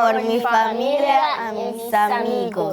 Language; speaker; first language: Spanish; non-native, learner; English